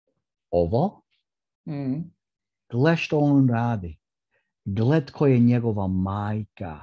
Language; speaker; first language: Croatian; early bilingual, heritage; English